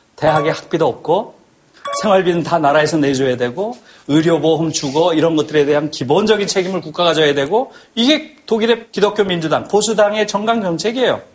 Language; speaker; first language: Korean; native; Korean